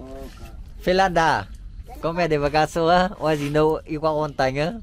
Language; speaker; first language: Portuguese; non-native, learner; Vietnamese